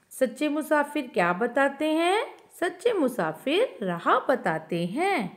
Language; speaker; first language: Hindi; non-native, local second language; Kannada